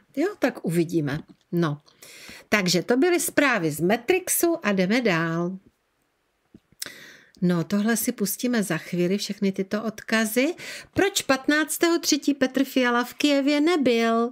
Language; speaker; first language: Czech; native; Czech